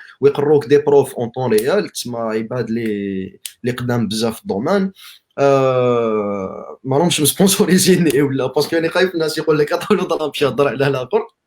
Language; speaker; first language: Arabic; native; Arabic